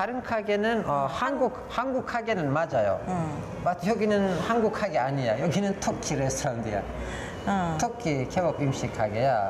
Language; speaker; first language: Korean; non-native, learner; Turkish